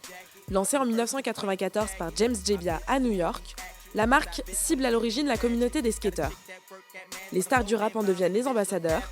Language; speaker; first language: French; native; French